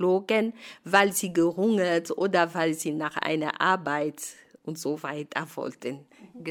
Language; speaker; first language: German; non-native, fluent; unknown